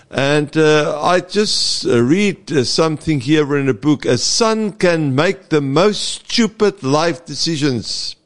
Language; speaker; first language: English; non-native, local second language; Afrikaans